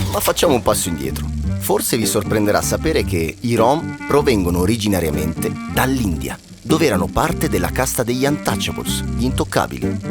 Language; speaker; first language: Italian; native; Italian